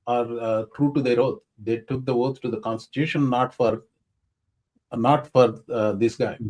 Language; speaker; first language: English; non-native, local second language; Telugu